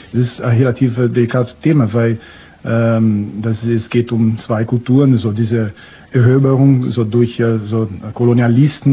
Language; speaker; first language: German; non-native, fluent; Portuguese